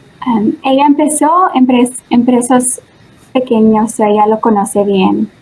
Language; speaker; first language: Spanish; early bilingual, heritage; Spanish